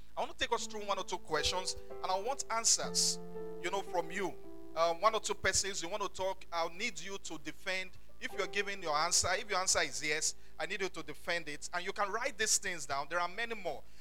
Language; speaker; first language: English; non-native, local second language; Yoruba